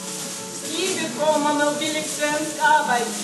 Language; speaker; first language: Danish; non-native, learner; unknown